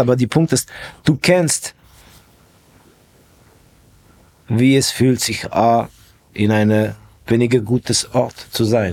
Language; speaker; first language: German; non-native, fluent; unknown